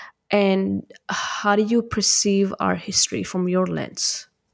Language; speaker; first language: English; non-native, local second language; Punjabi